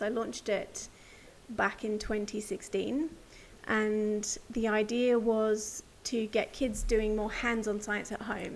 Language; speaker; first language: English; native; English